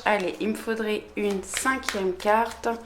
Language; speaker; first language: French; native; French